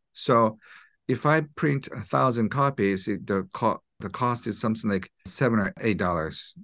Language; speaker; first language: English; non-native, fluent; Japanese